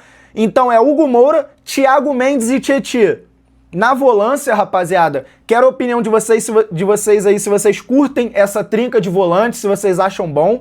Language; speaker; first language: Portuguese; native; Portuguese